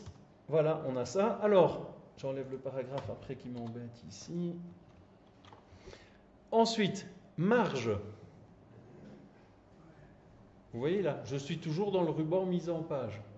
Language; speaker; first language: French; native; French